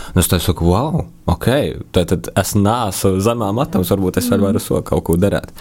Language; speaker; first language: Latvian; native; Latvian